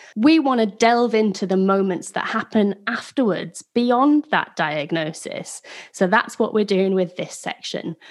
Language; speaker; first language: English; native; English